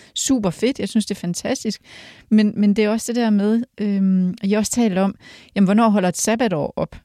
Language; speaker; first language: Danish; early bilingual, other home language; Polish